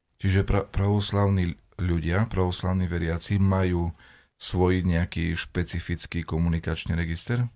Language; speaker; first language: Slovak; native; Slovak